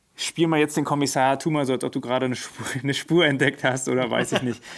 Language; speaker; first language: German; native; German